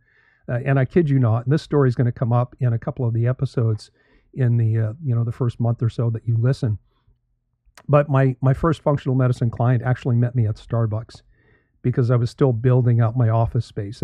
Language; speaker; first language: English; native; English